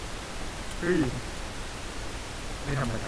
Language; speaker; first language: Thai; native; Thai